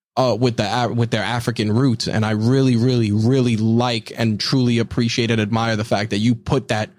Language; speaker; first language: English; early bilingual, other home language; Spanish